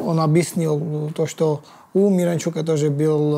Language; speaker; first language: Russian; non-native, learner; Georgian